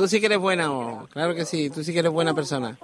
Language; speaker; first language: Spanish; native; Spanish